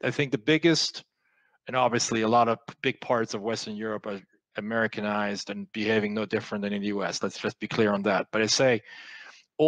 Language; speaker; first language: English; non-native, fluent; French